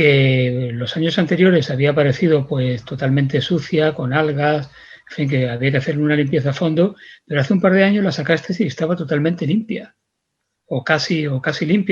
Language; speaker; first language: Spanish; native; Spanish